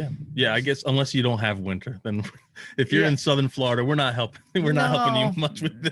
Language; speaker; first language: English; native; English